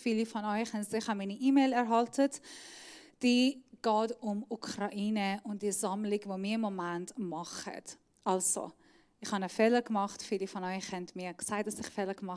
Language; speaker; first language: German; non-native, fluent; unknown